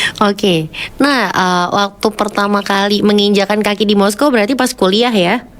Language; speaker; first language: Indonesian; native; Indonesian